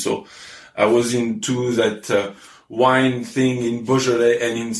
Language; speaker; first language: English; non-native, fluent; French